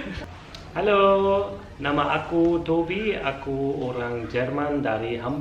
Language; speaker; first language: Indonesian; non-native, fluent; German